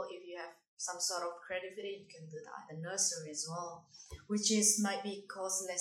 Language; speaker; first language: English; non-native, fluent; Indonesian